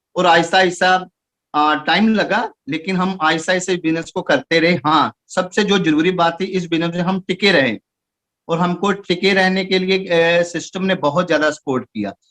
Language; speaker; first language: Hindi; non-native, local second language; Punjabi